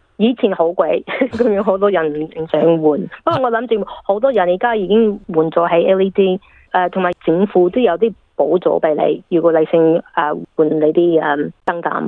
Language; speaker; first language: Cantonese; early bilingual, heritage; English